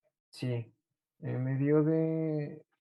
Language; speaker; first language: Spanish; native; Spanish